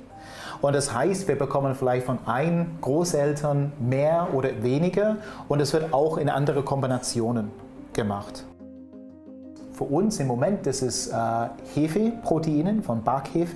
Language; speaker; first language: German; non-native, fluent; English